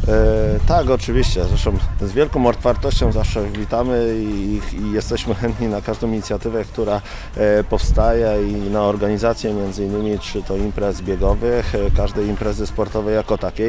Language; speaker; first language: Polish; native; Polish